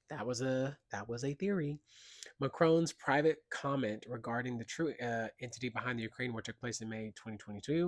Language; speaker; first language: English; native; English